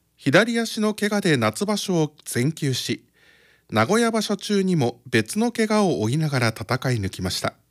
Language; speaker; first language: Japanese; native; Japanese